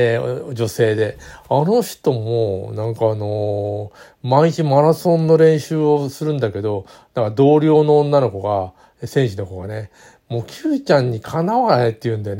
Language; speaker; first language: Japanese; native; Japanese